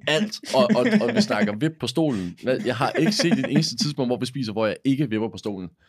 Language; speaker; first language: Danish; native; Danish